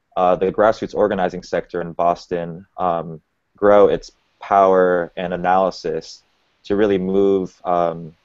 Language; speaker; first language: English; native; English